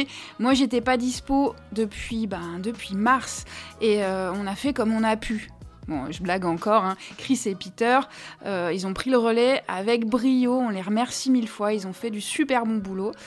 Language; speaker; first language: French; native; French